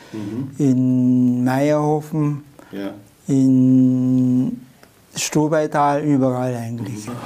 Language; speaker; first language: German; non-native, fluent; Chinese